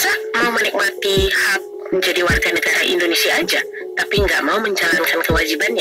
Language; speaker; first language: Indonesian; native; Indonesian